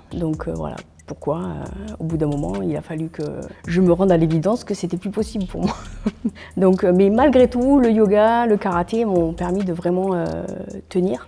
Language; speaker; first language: French; native; French